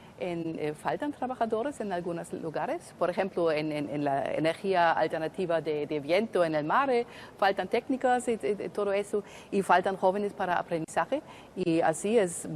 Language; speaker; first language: Spanish; non-native, fluent; German